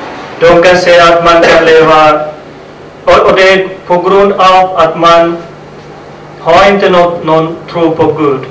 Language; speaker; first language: Swedish; non-native, fluent; Urdu